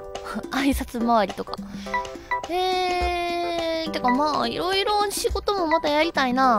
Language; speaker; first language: Japanese; native; Japanese